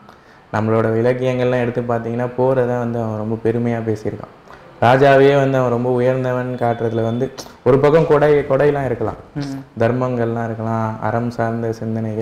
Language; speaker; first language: Tamil; native; Tamil